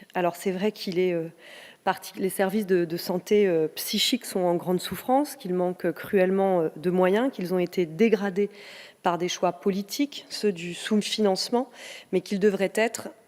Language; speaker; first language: French; native; French